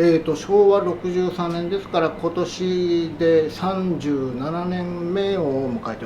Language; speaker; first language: Japanese; native; Japanese